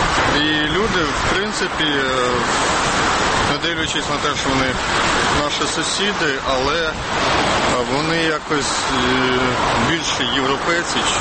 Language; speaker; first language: Ukrainian; native; Ukrainian